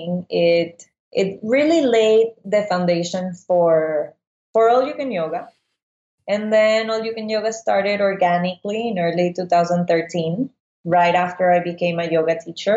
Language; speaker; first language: English; non-native, fluent; Spanish